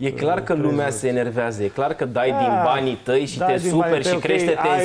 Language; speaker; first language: Romanian; native; Romanian